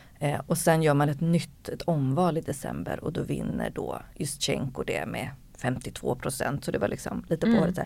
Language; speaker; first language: Swedish; native; Swedish